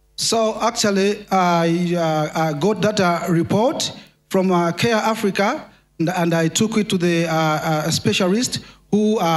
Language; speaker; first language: English; non-native, local second language; Nyanja